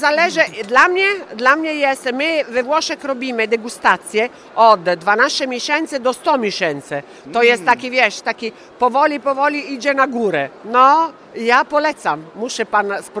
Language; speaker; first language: Polish; non-native, learner; Italian